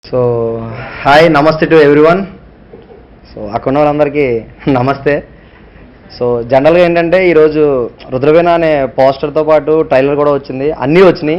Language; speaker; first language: Telugu; native; Telugu